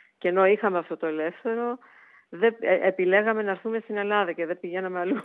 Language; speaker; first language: Greek; early bilingual, heritage; Greek